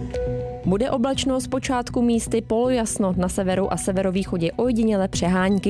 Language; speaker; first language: Czech; native; Czech